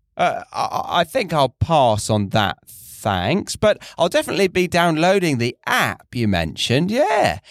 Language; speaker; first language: English; native; English